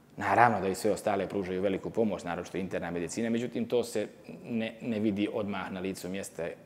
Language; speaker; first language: Serbian; native; Serbian